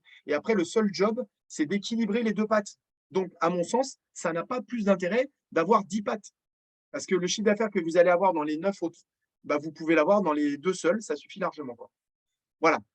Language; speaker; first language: French; native; French